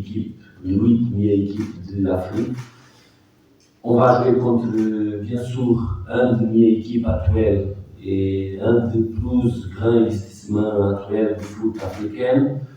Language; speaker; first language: French; non-native, fluent; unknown